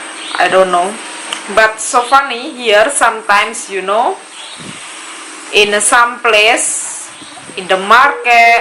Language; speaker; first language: English; non-native, learner; Indonesian